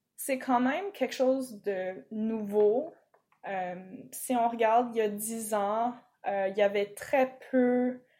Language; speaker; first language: French; native; French